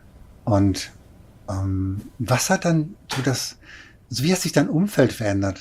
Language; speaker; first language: German; native; German